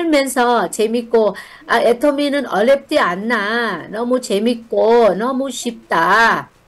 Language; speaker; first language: Korean; non-native, learner; Thai